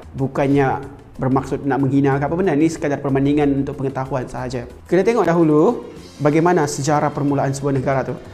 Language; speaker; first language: Malay; native; Malay